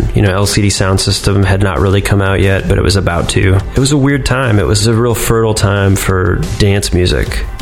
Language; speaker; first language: English; native; English